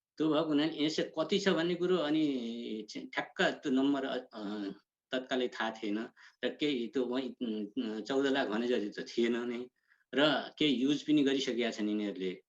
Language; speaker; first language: Nepali; native; Nepali